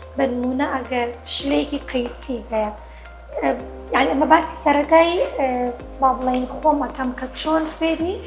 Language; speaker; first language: Central Kurdish; native; Central Kurdish